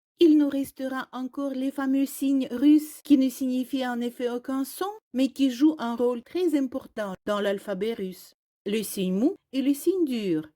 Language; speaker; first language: French; non-native, fluent; Russian